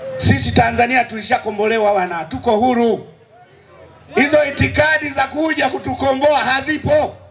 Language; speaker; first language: Swahili; native; Swahili